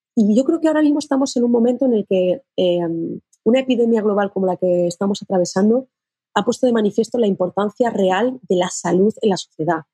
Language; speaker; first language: Spanish; native; Spanish